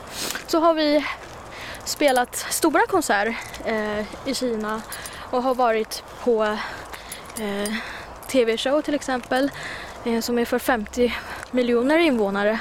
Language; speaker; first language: Swedish; non-native, fluent; Chinese